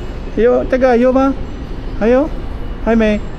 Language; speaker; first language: Chinese; non-native, learner; Filipino